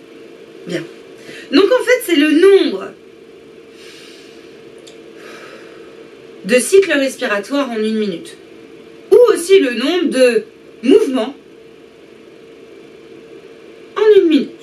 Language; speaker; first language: French; native; French